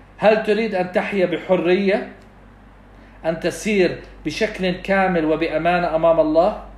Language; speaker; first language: Arabic; non-native, fluent; English